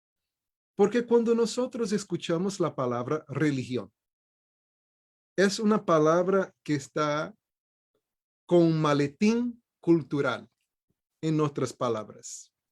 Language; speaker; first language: Spanish; non-native, fluent; Portuguese